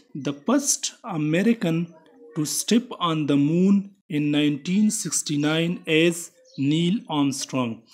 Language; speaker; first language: English; non-native, local second language; Urdu